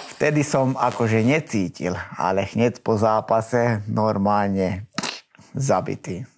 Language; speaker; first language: Slovak; native; Slovak